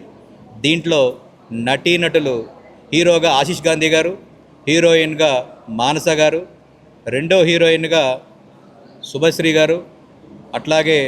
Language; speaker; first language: Telugu; native; Telugu